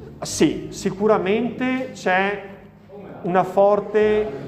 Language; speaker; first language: Italian; native; Italian